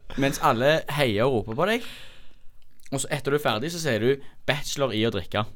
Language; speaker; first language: Norwegian; native; Norwegian